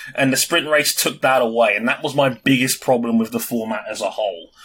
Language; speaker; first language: English; native; English